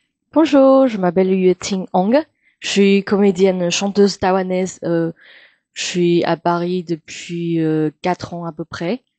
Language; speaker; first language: French; non-native, fluent; Chinese